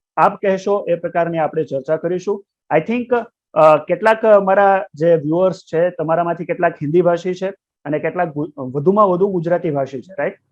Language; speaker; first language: Gujarati; native; Gujarati